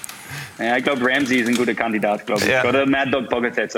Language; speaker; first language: German; non-native, fluent; English